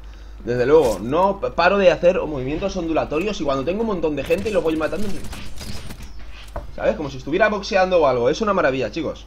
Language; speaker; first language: Spanish; native; Spanish